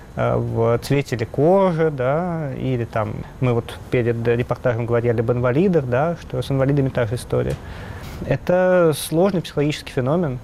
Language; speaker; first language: Russian; native; Russian